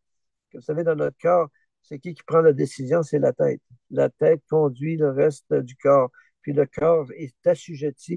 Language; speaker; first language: French; native; French